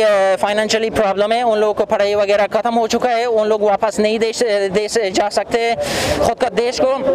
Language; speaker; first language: Hindi; non-native, fluent; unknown